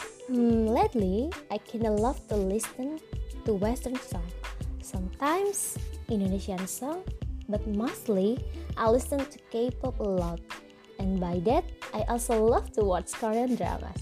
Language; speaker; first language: English; non-native, learner; Indonesian